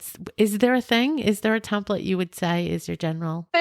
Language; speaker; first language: English; native; English